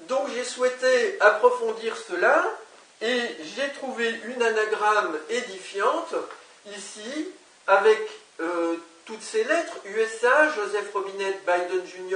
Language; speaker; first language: French; native; French